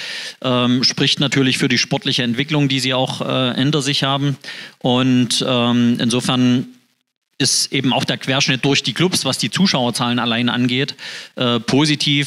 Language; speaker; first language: German; native; German